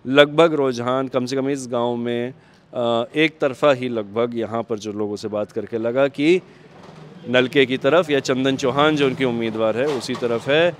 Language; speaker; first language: Hindi; native; Hindi